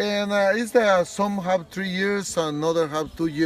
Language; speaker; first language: English; non-native, learner; Spanish